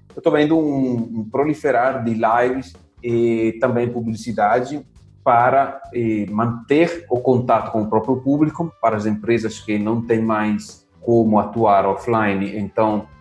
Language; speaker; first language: Portuguese; non-native, fluent; Italian